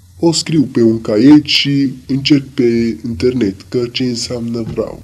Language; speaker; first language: Romanian; non-native, learner; Arabic